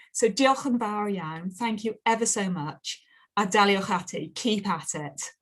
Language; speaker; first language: Welsh; non-native, learner; English